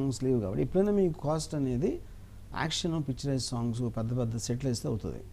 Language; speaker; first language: Telugu; native; Telugu